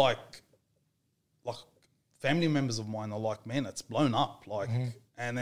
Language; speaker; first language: English; native; English